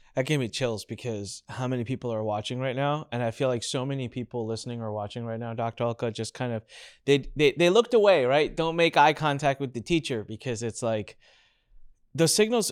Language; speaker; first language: English; early bilingual, other home language; Hindi